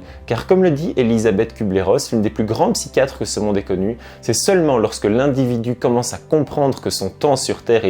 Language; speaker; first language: French; native; French